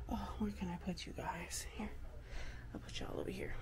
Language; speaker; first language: English; native; English